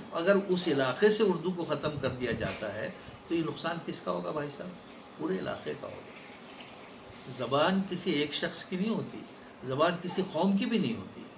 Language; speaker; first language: Urdu; native; Urdu